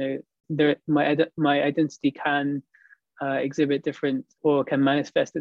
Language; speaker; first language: English; native; English